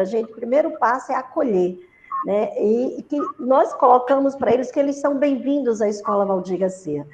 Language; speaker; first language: Portuguese; native; Portuguese